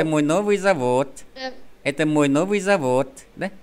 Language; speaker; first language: Russian; non-native, fluent; Vietnamese